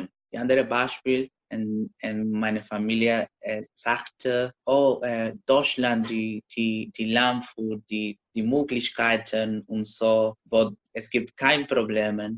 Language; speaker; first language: German; non-native, learner; Spanish